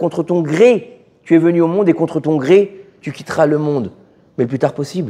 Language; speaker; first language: French; native; French